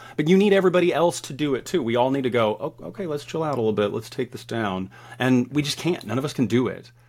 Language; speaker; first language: English; native; English